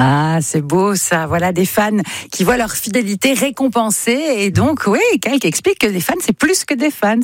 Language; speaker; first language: French; native; French